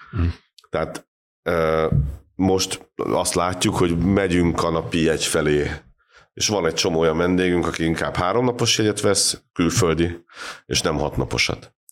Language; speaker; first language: Hungarian; native; Hungarian